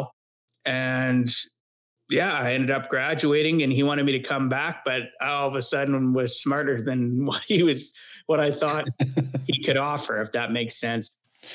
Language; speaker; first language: English; native; English